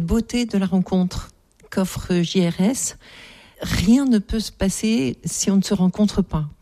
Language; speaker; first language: French; native; French